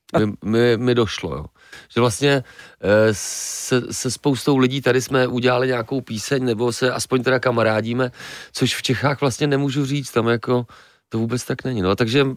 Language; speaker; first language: Czech; native; Czech